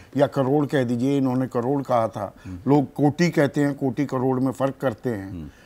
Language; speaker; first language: Hindi; native; Hindi